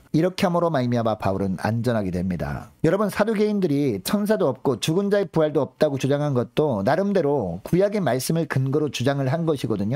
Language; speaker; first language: Korean; native; Korean